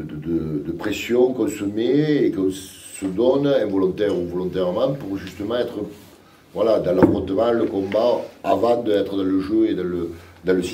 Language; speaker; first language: French; native; French